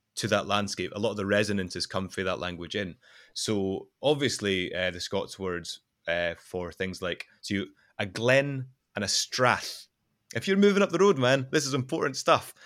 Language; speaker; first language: English; non-native, local second language; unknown